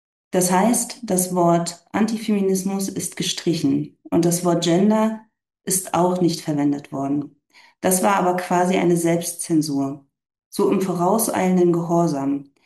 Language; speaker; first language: German; native; German